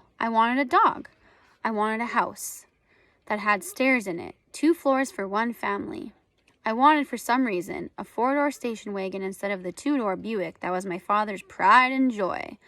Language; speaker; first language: English; native; English